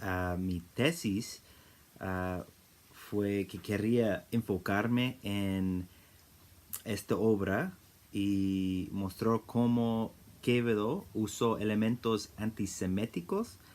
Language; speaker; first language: Spanish; non-native, fluent; English